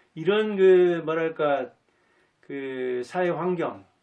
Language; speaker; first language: Korean; native; Korean